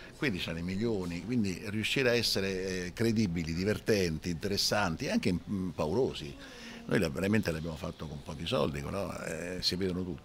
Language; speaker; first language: Italian; native; Italian